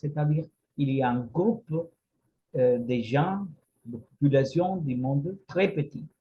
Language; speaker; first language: French; non-native, fluent; Spanish